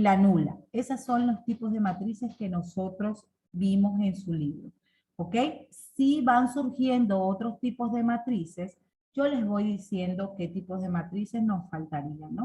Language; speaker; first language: Spanish; native; Spanish